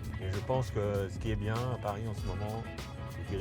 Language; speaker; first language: French; native; French